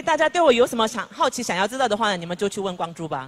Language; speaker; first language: Chinese; native; Chinese